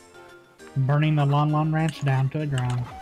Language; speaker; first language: English; native; English